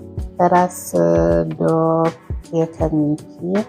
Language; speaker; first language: Polish; non-native, learner; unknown